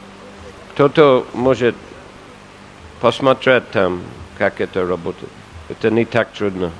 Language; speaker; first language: Russian; non-native, fluent; English